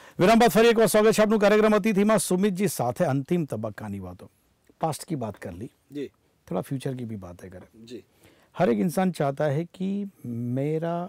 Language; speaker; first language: Hindi; non-native, local second language; Gujarati